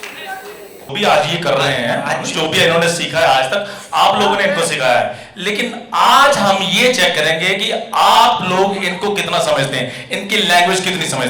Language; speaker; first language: Hindi; native; Hindi